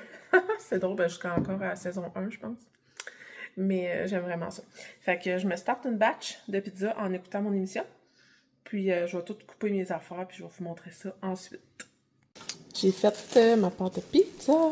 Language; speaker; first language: French; native; French